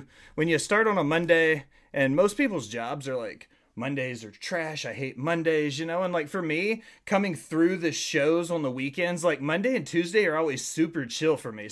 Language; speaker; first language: English; native; English